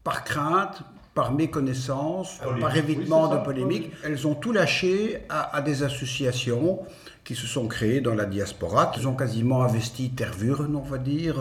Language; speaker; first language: French; native; French